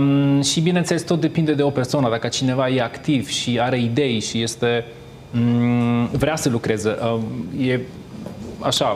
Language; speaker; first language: Romanian; non-native, fluent; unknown